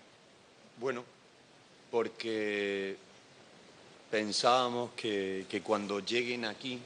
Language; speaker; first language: Spanish; native; Spanish